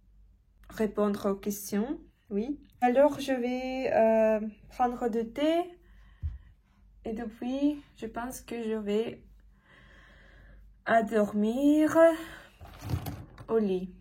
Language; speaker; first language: French; non-native, learner; Russian